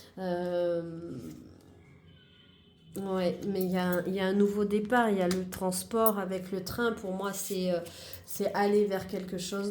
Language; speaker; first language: French; native; French